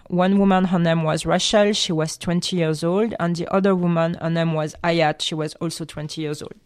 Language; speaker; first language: English; non-native, fluent; French